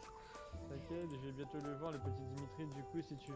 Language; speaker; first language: French; native; French